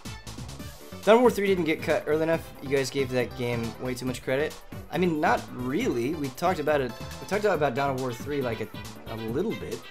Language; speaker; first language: English; native; English